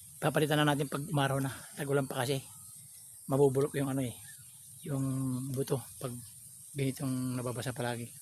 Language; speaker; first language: Filipino; non-native, local second language; Pangasinan